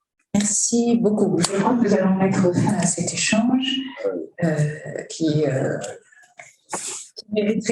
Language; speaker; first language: French; native; French